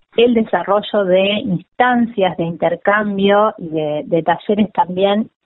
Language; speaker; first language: Spanish; native; Spanish